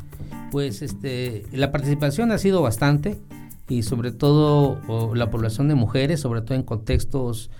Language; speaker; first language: Spanish; native; Spanish